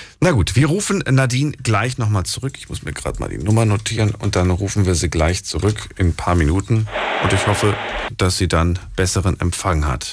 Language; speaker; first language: German; native; German